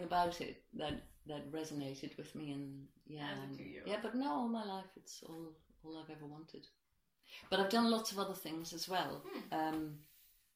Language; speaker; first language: English; native; English